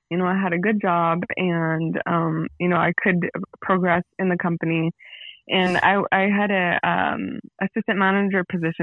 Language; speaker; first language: English; native; English